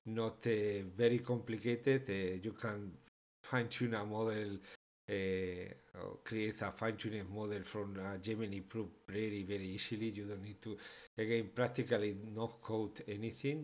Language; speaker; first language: English; non-native, fluent; Spanish